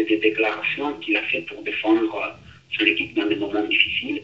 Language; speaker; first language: French; non-native, fluent; Italian